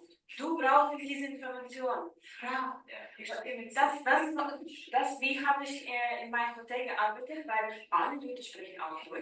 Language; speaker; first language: German; non-native, learner; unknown